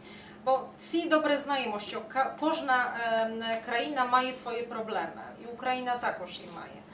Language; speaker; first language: Ukrainian; non-native, fluent; Polish